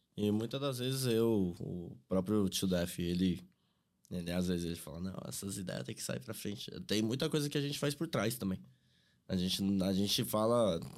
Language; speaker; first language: Portuguese; native; Portuguese